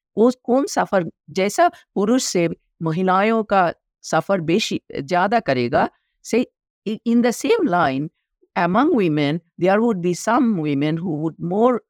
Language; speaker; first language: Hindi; non-native, local second language; Bangla